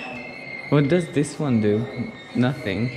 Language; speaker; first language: English; non-native, fluent; Slovak